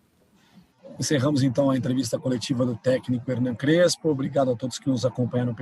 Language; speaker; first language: Portuguese; native; Portuguese